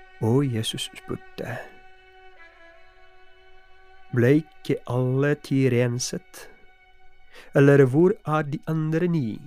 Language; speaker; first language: Norwegian; non-native, fluent; Polish